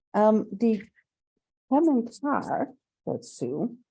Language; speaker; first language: German; non-native, fluent; English